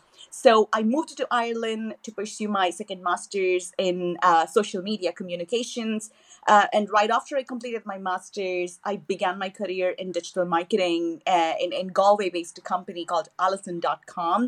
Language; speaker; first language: English; non-native, local second language; Tamil